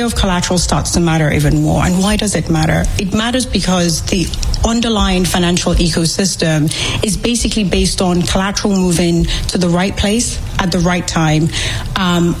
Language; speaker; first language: English; native; English